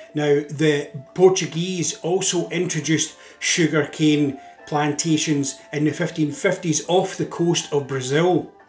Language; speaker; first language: English; native; English